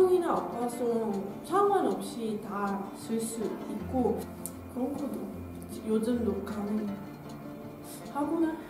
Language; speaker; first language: Korean; non-native, learner; Dutch